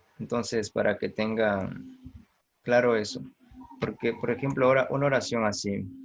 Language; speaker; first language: Spanish; native; Spanish